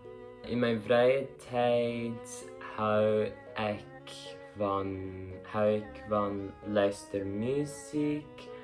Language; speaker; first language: Dutch; non-native, learner; English